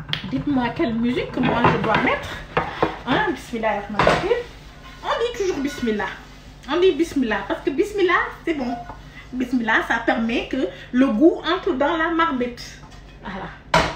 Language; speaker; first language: French; non-native, local second language; Wolof